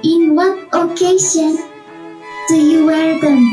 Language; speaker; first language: English; non-native, learner; Indonesian